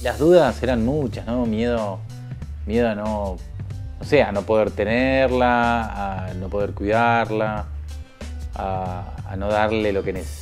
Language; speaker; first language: Spanish; native; Spanish